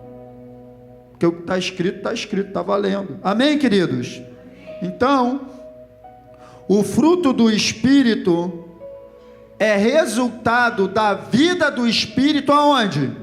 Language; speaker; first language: Portuguese; native; Portuguese